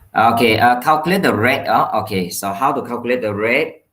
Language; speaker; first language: English; non-native, local second language; Malay